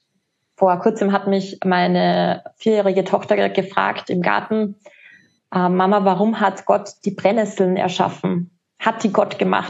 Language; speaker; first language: German; native; German